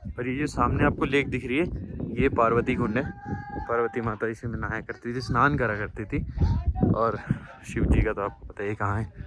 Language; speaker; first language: Hindi; native; Hindi